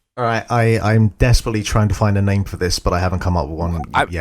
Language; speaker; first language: English; native; English